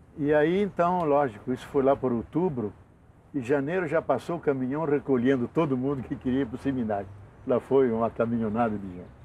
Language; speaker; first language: Portuguese; non-native, local second language; Italian